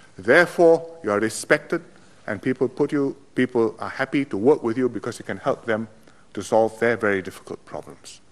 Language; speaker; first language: English; native; English